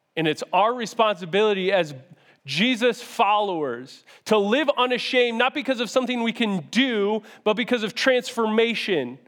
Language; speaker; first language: English; native; English